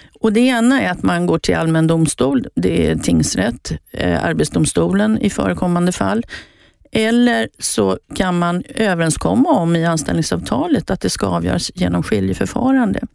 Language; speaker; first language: Swedish; native; Swedish